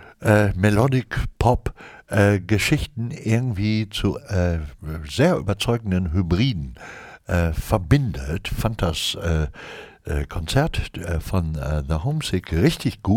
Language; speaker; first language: German; native; German